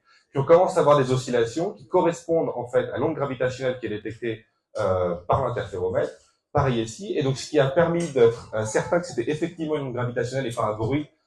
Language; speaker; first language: French; native; French